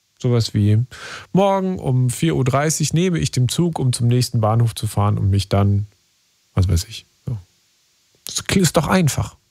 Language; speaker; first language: German; native; German